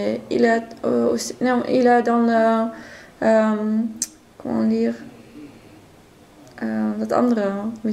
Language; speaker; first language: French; non-native, learner; Dutch